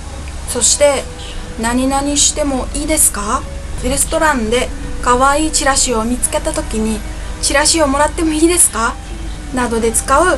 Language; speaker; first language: Japanese; non-native, fluent; Mongolian